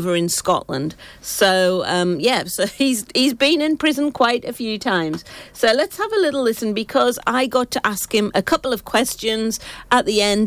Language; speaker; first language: English; native; English